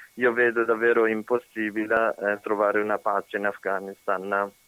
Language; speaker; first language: Italian; non-native, fluent; Persian